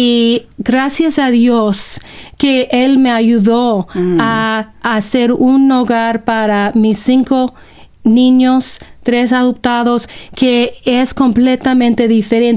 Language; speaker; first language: Spanish; non-native, fluent; English